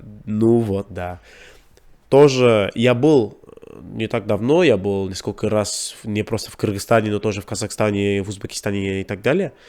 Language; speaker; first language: Russian; non-native, learner; English